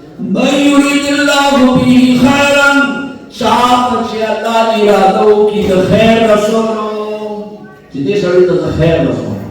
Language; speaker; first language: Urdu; non-native, local second language; Pashto